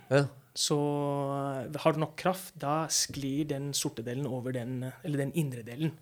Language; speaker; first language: Norwegian; non-native, fluent; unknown